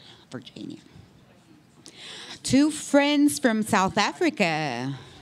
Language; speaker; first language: English; non-native, fluent; Portuguese